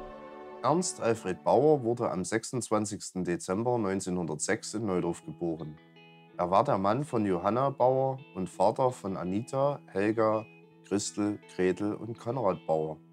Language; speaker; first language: German; native; German